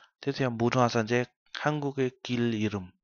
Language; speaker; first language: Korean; non-native, fluent; Vietnamese